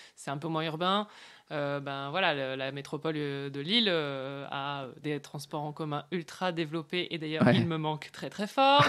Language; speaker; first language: French; native; French